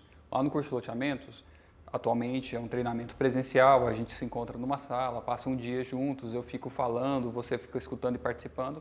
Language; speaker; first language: Portuguese; native; Portuguese